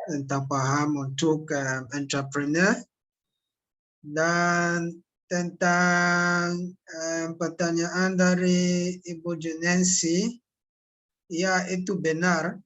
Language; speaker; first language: Indonesian; non-native, learner; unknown